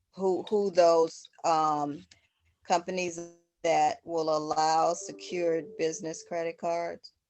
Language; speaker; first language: English; native; English